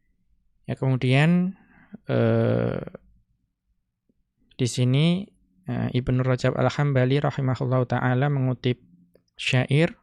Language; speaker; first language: Indonesian; native; Indonesian